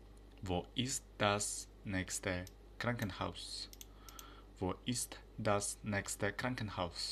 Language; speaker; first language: German; non-native, fluent; Uzbek